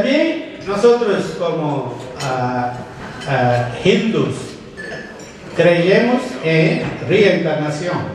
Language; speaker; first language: Spanish; non-native, learner; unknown